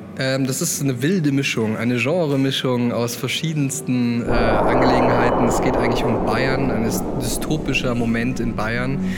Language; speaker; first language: German; native; German